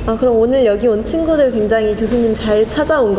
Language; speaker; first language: Korean; native; Korean